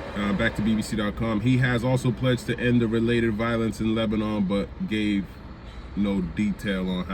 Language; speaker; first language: English; native; English